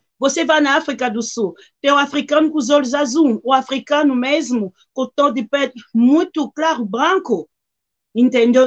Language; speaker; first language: Portuguese; non-native, fluent; Lingala